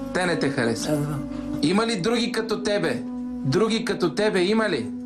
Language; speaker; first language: Bulgarian; native; Bulgarian